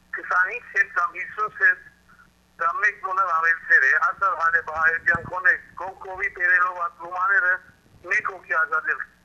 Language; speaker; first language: Armenian; early bilingual, heritage; Armenian